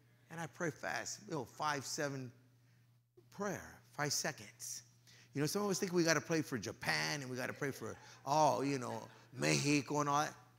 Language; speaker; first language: English; early bilingual, other home language; Spanish